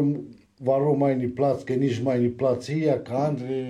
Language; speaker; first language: German; non-native, learner; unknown